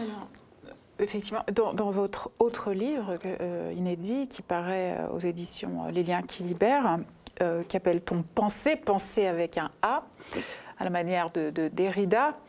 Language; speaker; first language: French; native; French